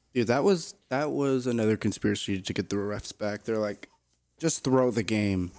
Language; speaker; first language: English; native; English